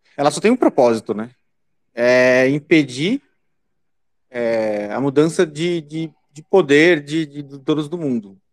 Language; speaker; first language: Portuguese; native; Portuguese